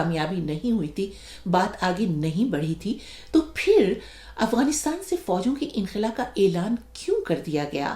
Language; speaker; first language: Urdu; native; Urdu